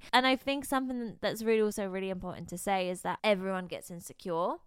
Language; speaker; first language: English; native; English